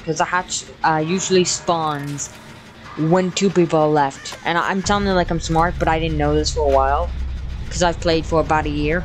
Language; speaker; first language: English; native; English